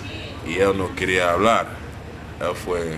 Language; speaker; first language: Spanish; non-native, learner; English